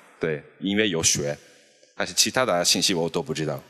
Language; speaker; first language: Chinese; non-native, fluent; Japanese